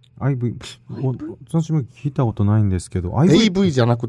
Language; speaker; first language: Japanese; non-native, fluent; Korean